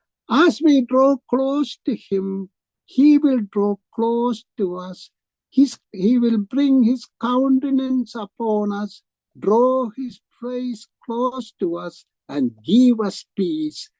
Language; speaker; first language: English; non-native, local second language; Malayalam